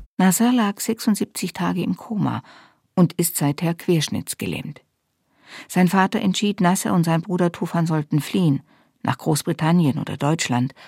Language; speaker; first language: German; native; German